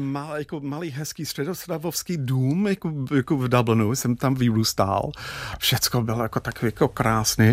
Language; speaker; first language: Czech; non-native, fluent; English